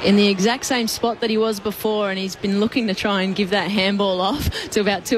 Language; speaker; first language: English; native; English